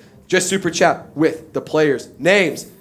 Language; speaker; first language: English; native; English